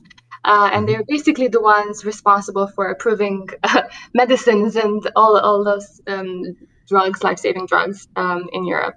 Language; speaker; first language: English; non-native, fluent; Romanian